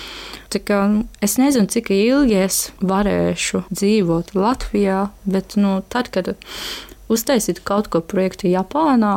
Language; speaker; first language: Latvian; non-native, learner; Japanese